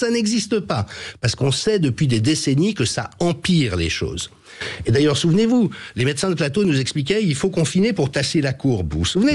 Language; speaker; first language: French; native; French